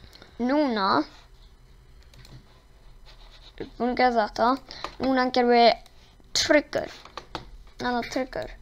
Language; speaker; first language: Icelandic; non-native, learner; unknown